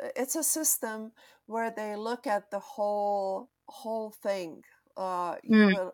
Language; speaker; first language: English; non-native, fluent; Czech